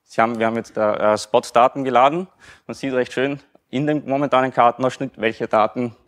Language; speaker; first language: German; native; German